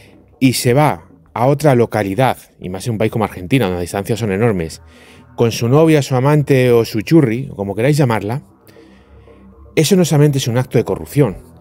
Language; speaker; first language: Spanish; native; Spanish